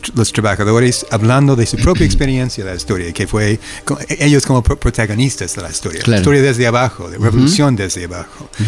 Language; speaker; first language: Spanish; non-native, fluent; English